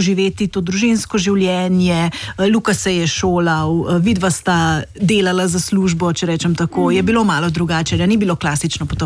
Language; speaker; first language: Slovenian; native; Slovenian